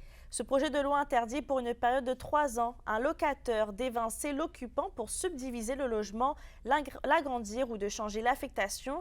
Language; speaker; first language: French; native; French